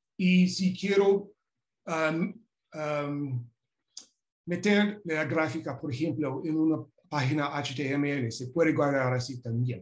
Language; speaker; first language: Spanish; non-native, fluent; English